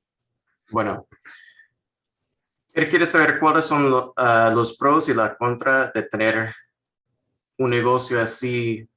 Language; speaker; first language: Spanish; non-native, fluent; English